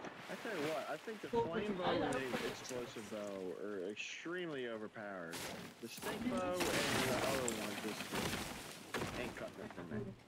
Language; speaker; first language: English; native; English